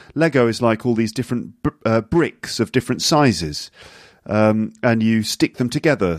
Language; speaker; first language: English; native; English